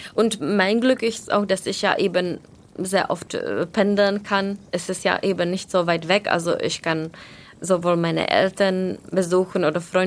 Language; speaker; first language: German; non-native, fluent; Czech